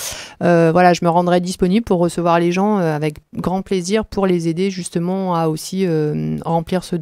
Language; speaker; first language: French; native; French